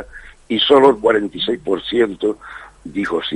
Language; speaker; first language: Spanish; native; Spanish